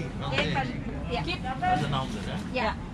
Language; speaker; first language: Dutch; non-native, learner; Thai